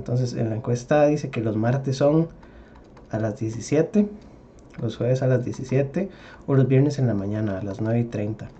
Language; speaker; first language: Spanish; native; Spanish